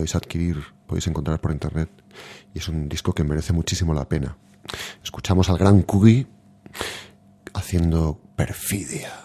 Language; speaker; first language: Spanish; native; Spanish